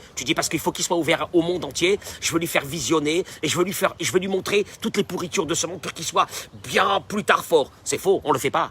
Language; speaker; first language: French; native; French